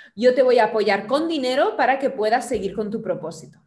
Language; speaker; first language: Spanish; non-native, fluent; German